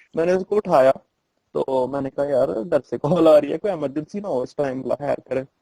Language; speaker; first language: Urdu; non-native, local second language; Punjabi